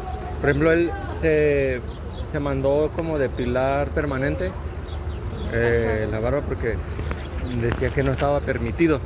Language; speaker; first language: Spanish; native; Spanish